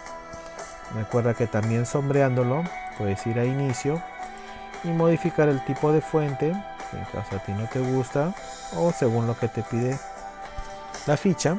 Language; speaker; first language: Spanish; native; Spanish